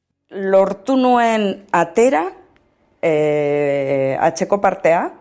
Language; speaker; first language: Basque; non-native, local second language; Spanish